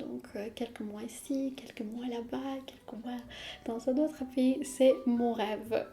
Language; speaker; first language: French; non-native, fluent; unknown